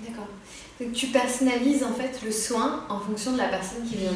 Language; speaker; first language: French; native; French